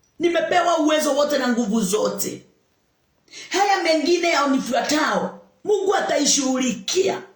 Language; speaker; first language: Swahili; non-native, local second language; Kikuyu